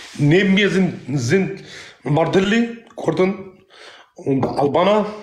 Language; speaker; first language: German; non-native, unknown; Kurdish